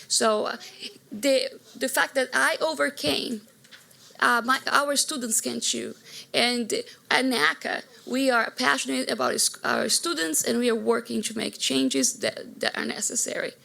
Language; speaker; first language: English; non-native, fluent; Portuguese